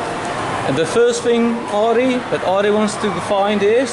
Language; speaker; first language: English; native; English